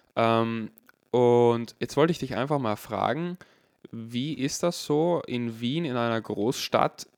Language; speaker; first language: German; native; German